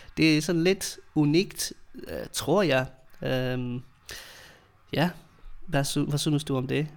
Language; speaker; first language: Danish; non-native, fluent; English